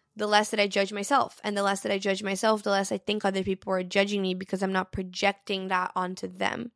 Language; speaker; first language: English; early bilingual, other home language; Portuguese